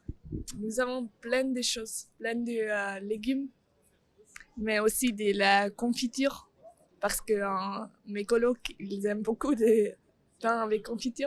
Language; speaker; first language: French; non-native, learner; German